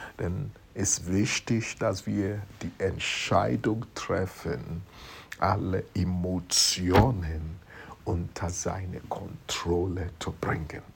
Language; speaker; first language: German; non-native, fluent; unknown